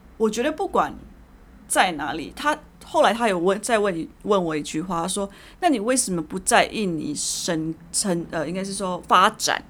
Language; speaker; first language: Chinese; early bilingual, heritage; Chinese